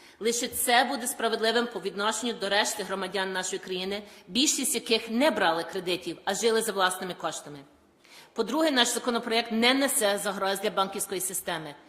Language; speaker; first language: Ukrainian; early bilingual, heritage; Ukrainian